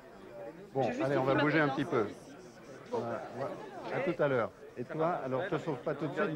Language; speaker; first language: French; native; French